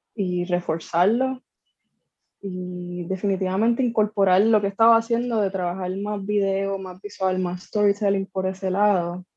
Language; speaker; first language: Spanish; native; Spanish